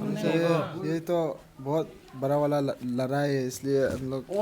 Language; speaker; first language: Hindi; non-native, local second language; Manipuri